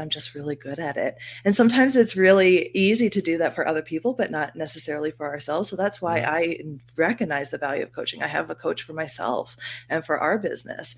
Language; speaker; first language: English; native; English